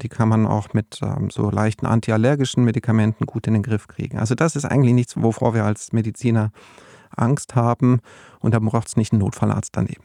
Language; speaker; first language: German; native; German